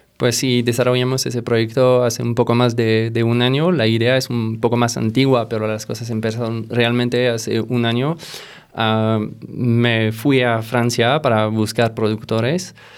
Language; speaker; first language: Spanish; non-native, fluent; French